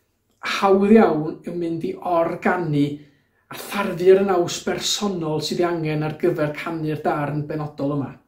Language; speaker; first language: Welsh; native; Welsh